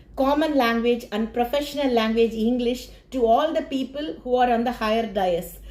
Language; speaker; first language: English; non-native, local second language; Tamil